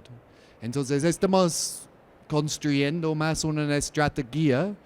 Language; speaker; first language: Spanish; non-native, learner; English